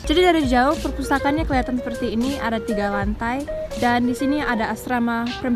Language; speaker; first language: Indonesian; non-native, fluent; English